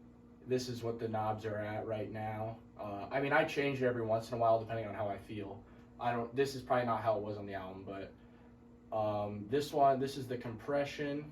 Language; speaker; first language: English; native; English